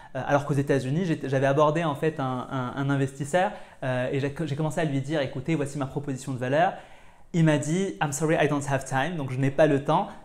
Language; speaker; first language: French; non-native, local second language; Arabic